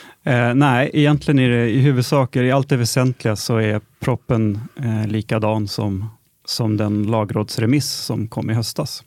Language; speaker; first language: Swedish; native; Swedish